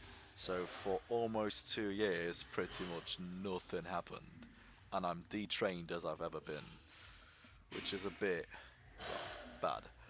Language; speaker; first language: English; non-native, fluent; German